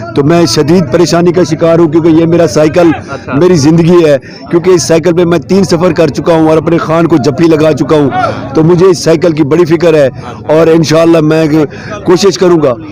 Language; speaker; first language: Urdu; non-native, local second language; Saraiki